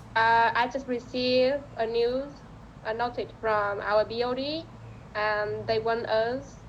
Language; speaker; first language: English; non-native, learner; Vietnamese